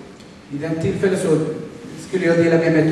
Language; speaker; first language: Swedish; non-native, learner; Spanish